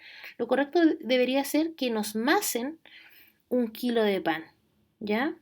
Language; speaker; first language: Spanish; native; Spanish